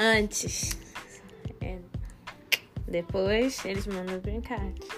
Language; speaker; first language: Portuguese; non-native, learner; English